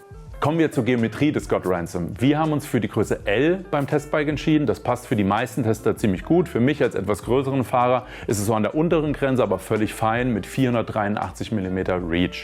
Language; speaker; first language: German; native; German